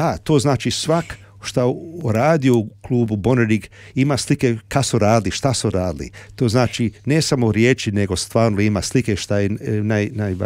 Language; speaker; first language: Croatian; early bilingual, heritage; Serbian